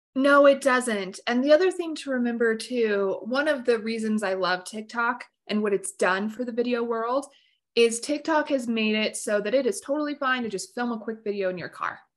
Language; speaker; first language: English; native; English